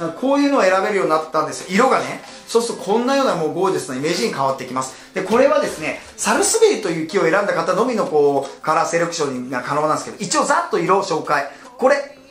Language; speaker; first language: Japanese; native; Japanese